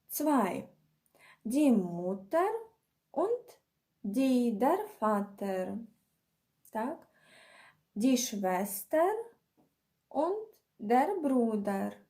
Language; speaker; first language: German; non-native, fluent; Ukrainian